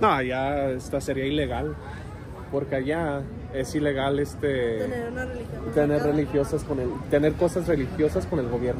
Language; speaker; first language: Spanish; early bilingual, heritage; English